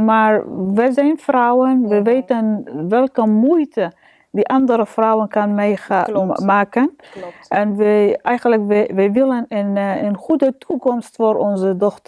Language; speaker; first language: Dutch; non-native, learner; Arabic